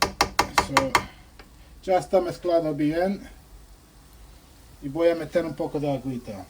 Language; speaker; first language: Spanish; non-native, fluent; Bangla